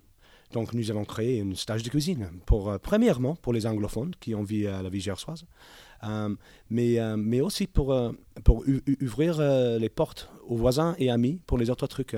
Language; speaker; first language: French; non-native, learner; English